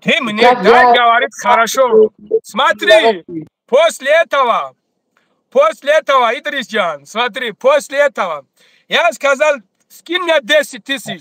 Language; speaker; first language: Russian; non-native, learner; Tajik